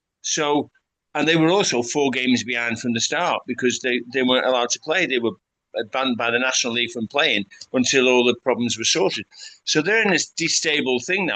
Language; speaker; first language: English; native; English